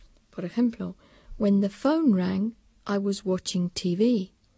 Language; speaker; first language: English; native; English